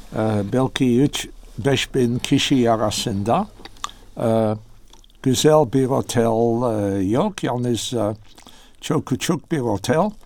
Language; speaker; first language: Turkish; non-native, learner; English